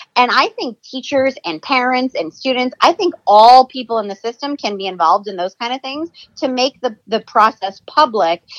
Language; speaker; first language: English; native; English